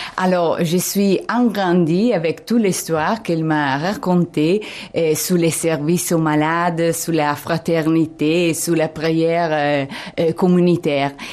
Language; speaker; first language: French; non-native, fluent; Italian